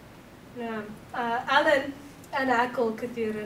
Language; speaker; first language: Arabic; non-native, learner; English